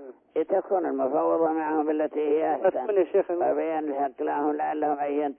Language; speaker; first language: Arabic; native; Arabic